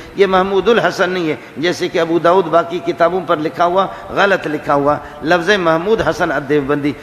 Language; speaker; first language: Urdu; non-native, local second language; Baluchi